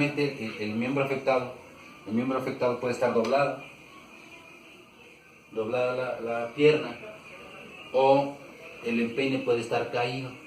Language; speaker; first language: Spanish; native; Spanish